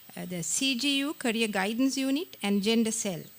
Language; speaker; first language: English; non-native, local second language; Sinhala